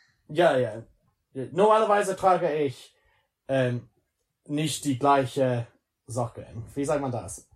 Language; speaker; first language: German; non-native, learner; English